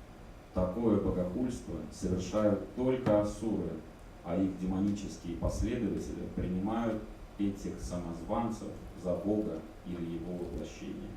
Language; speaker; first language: Russian; native; Russian